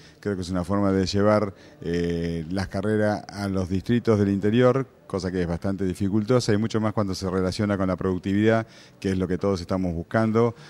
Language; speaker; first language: Spanish; native; Spanish